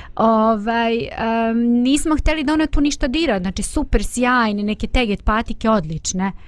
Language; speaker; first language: Bosnian; native; Bosnian